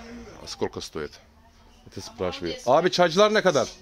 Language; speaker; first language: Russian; non-native, learner; Turkish